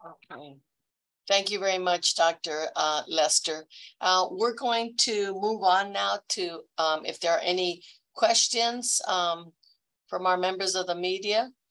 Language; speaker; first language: English; early bilingual, other home language; Spanish